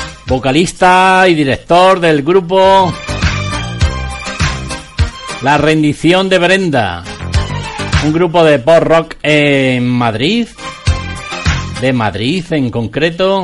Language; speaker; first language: Spanish; native; Spanish